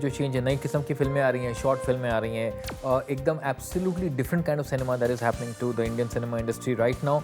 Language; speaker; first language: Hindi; native; Hindi